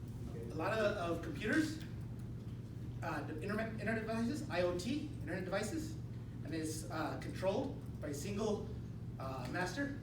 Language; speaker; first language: English; non-native, fluent; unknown